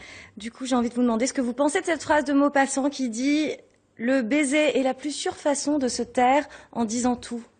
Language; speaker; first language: French; native; French